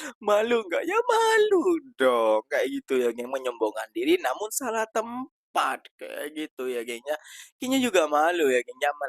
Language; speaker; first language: Indonesian; native; Indonesian